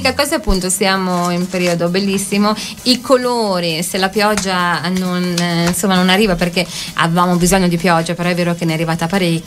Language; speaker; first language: Italian; native; Italian